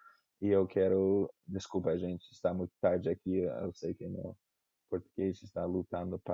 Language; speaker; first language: Portuguese; non-native, fluent; English